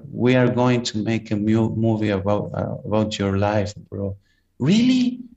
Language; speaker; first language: English; non-native, fluent; Spanish